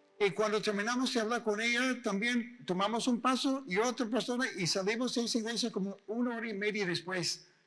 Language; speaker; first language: Spanish; native; Spanish